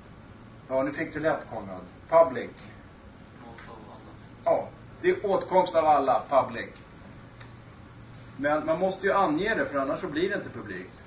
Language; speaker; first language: Swedish; native; Swedish